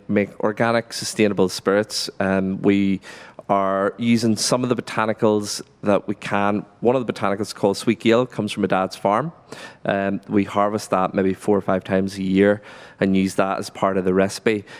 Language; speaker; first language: English; native; English